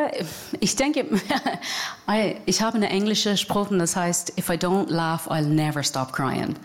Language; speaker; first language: German; non-native, fluent; English